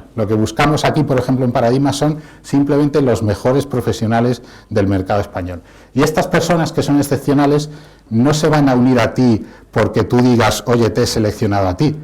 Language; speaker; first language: Spanish; native; Spanish